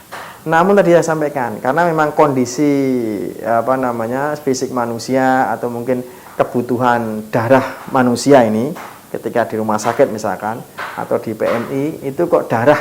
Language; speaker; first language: Indonesian; non-native, local second language; Javanese